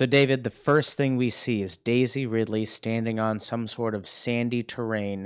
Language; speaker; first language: English; native; English